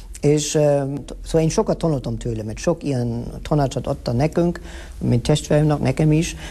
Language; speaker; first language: Hungarian; early bilingual, heritage; Hungarian